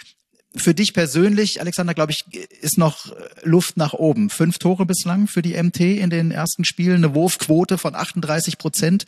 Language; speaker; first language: German; native; German